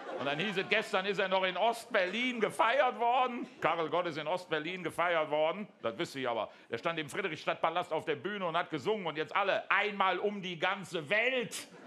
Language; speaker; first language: German; native; German